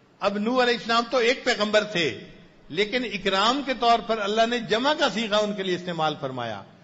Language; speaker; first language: Urdu; non-native, local second language; Saraiki